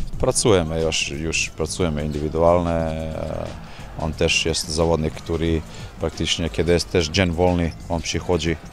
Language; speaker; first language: Polish; non-native, learner; Slovenian